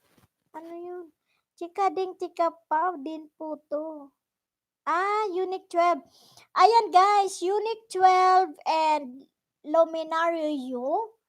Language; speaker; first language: Filipino; non-native, local second language; Bikol